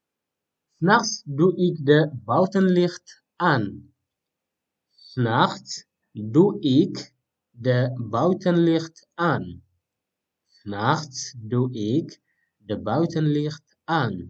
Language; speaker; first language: Dutch; non-native, fluent; Tigrinya